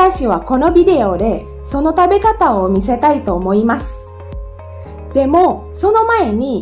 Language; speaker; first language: Japanese; non-native, fluent; Indonesian